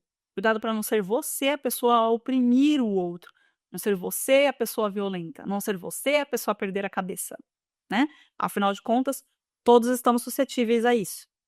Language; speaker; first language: Portuguese; native; Portuguese